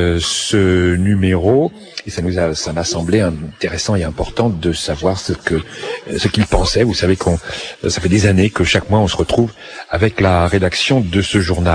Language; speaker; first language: French; native; French